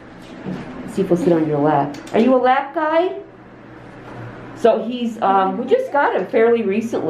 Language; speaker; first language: English; native; English